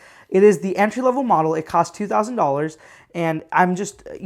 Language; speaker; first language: English; native; English